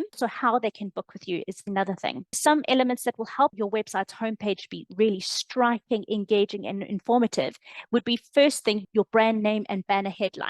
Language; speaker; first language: English; native; English